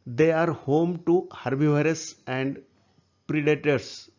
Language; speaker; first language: English; non-native, local second language; Marathi